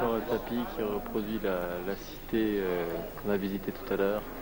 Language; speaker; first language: French; native; French